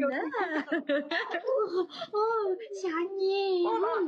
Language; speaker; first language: English; non-native, learner; Korean